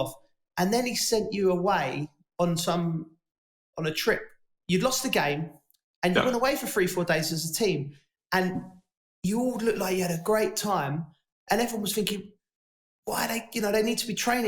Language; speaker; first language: English; native; English